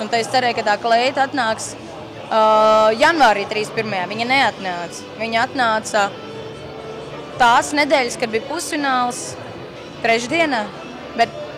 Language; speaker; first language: Latvian; native; Latvian